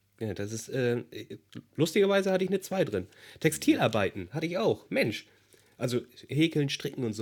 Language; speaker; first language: German; native; German